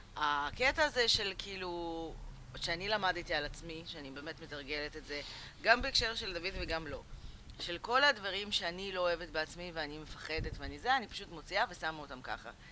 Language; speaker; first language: Hebrew; early bilingual, other home language; Russian